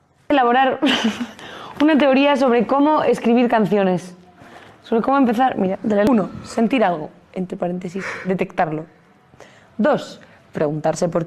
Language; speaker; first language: Spanish; native; Spanish